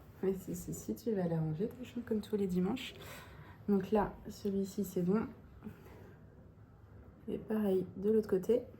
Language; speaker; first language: French; native; French